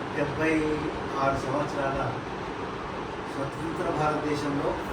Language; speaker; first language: Telugu; non-native, local second language; Lambadi